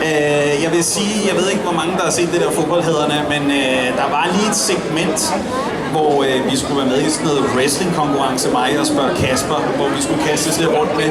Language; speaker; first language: Danish; native; Danish